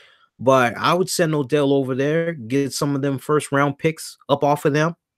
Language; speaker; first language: English; native; English